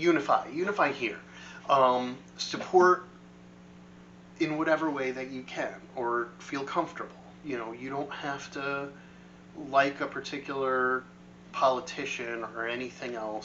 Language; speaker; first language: English; native; English